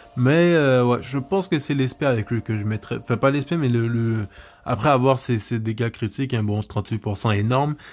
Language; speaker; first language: French; native; French